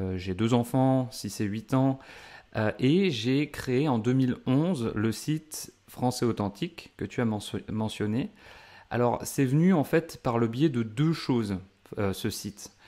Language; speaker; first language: French; native; French